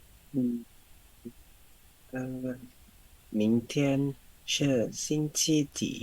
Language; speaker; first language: Chinese; non-native, learner; Indonesian